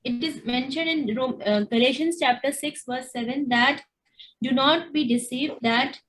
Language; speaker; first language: English; non-native, local second language; Hindi